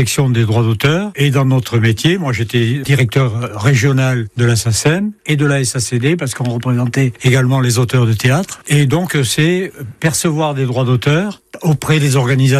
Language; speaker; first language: French; native; French